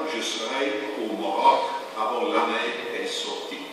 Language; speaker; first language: French; non-native, learner; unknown